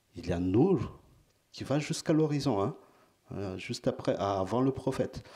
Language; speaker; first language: French; non-native, local second language; Malagasy